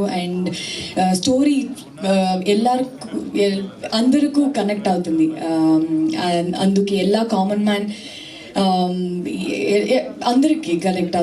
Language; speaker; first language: Telugu; non-native, learner; Kannada